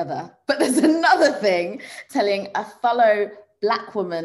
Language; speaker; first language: English; early bilingual, other home language; Swahili